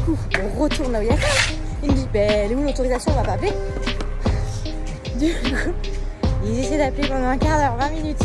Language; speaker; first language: French; native; French